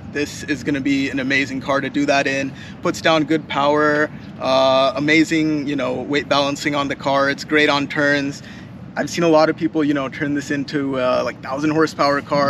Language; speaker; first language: English; native; English